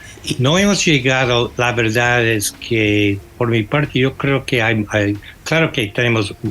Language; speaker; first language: Spanish; non-native, fluent; English